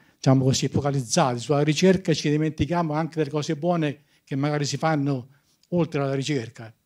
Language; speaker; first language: Italian; native; Italian